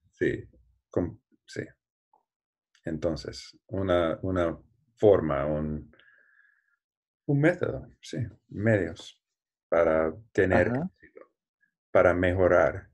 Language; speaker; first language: Spanish; non-native, learner; English